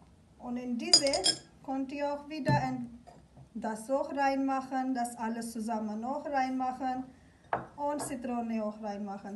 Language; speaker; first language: German; non-native, learner; Urdu